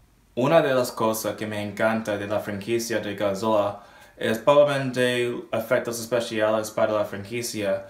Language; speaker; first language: Spanish; non-native, learner; English